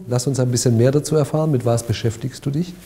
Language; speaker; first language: German; native; German